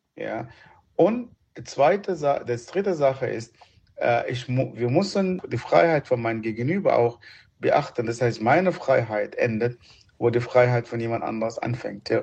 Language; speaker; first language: German; non-native, fluent; Arabic